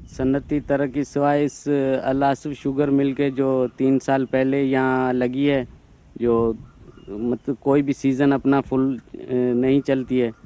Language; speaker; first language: Urdu; non-native, local second language; Sindhi